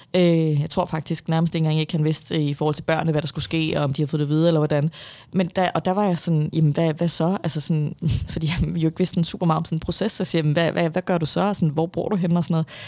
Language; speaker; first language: Danish; early bilingual, other home language; Persian